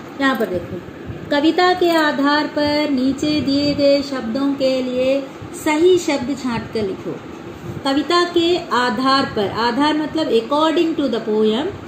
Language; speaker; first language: Hindi; non-native, local second language; Telugu